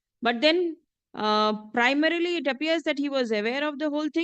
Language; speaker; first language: English; non-native, local second language; Bangla